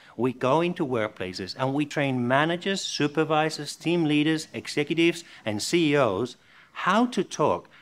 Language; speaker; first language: English; non-native, fluent; Spanish